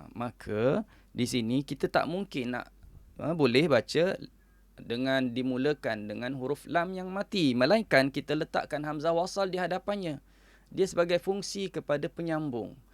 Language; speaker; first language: Malay; native; Malay